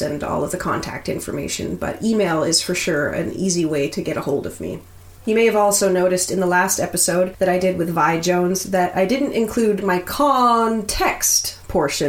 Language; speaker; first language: English; native; English